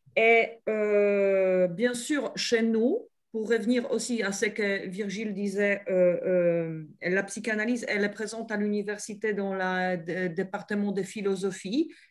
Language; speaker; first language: French; non-native, fluent; Polish